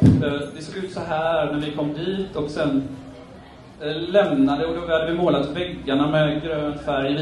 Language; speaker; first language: Swedish; native; Swedish